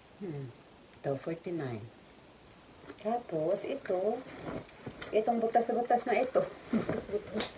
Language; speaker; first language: Filipino; non-native, local second language; Cebuano